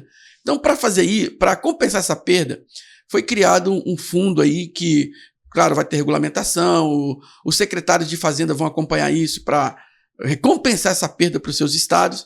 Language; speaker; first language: Portuguese; native; Portuguese